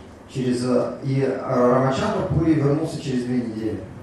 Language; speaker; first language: Russian; native; Russian